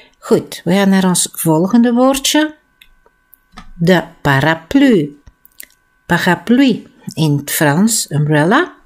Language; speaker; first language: Dutch; native; Dutch